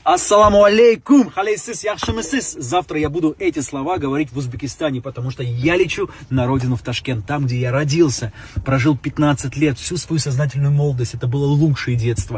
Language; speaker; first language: Russian; native; Russian